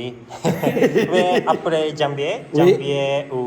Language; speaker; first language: French; non-native, learner; Japanese